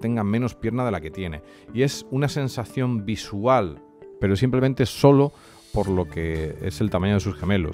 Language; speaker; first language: Spanish; native; Spanish